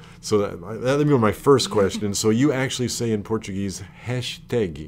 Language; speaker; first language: English; native; English